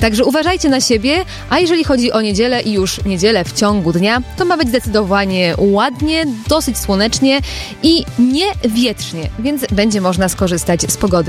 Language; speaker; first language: Polish; native; Polish